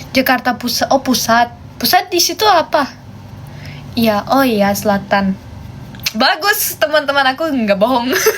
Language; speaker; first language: Indonesian; non-native, fluent; German